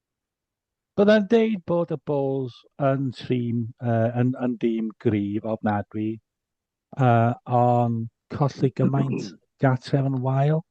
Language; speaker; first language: Welsh; non-native, fluent; English